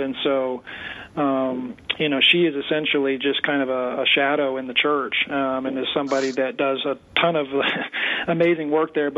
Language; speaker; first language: English; native; English